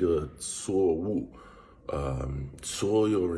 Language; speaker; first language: Chinese; non-native, learner; English